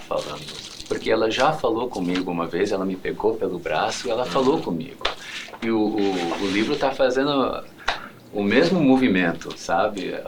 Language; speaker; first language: Portuguese; non-native, fluent; English